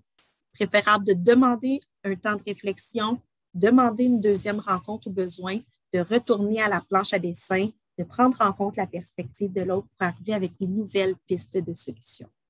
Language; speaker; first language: French; native; French